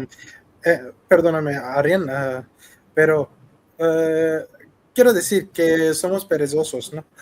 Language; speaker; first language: Spanish; non-native, fluent; Hindi